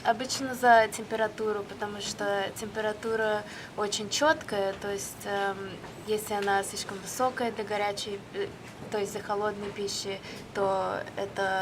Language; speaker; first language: Russian; early bilingual, other home language; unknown